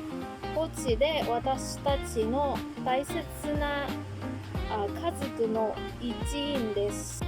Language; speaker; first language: Japanese; non-native, learner; Filipino